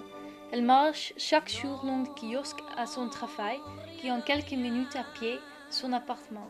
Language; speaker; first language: French; non-native, learner; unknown